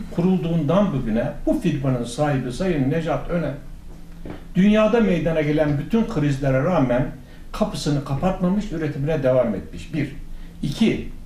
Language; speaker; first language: Turkish; native; Turkish